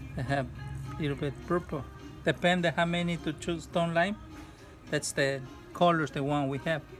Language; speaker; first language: English; non-native, learner; Spanish